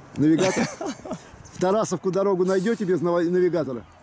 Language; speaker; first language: Russian; native; Russian